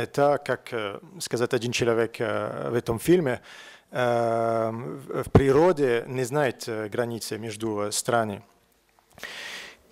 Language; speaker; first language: Russian; non-native, learner; French